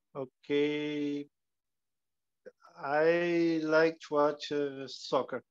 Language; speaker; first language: English; non-native, learner; Portuguese